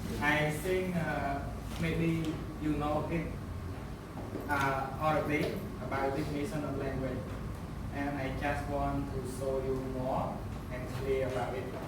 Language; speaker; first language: English; non-native, learner; Khmer